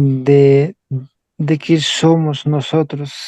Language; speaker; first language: Spanish; non-native, local second language; Quechua